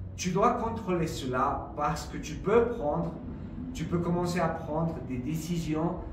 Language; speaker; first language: French; non-native, fluent; Spanish